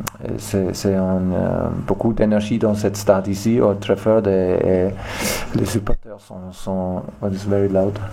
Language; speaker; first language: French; non-native, learner; German